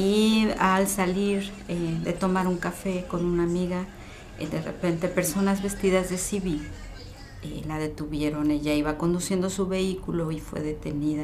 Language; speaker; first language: Spanish; native; Spanish